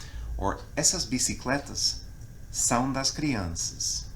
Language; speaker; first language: Portuguese; non-native, fluent; English